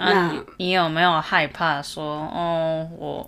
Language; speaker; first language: Chinese; early bilingual, heritage; Chinese